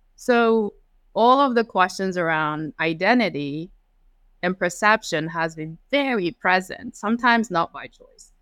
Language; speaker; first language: English; early bilingual, other home language; Japanese